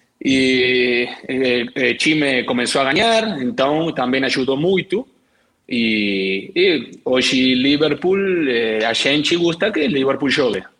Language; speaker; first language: Portuguese; non-native, learner; Spanish